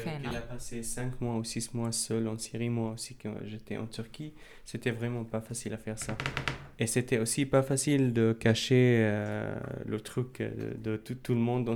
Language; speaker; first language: French; non-native, fluent; Arabic